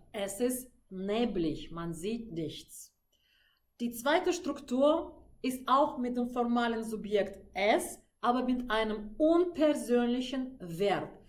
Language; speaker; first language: German; non-native, fluent; Russian